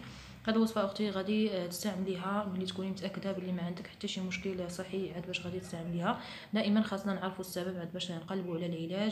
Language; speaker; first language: Arabic; native; Arabic